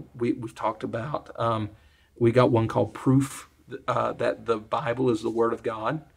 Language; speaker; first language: English; native; English